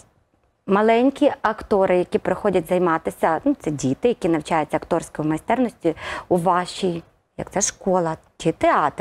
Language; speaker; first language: Ukrainian; native; Ukrainian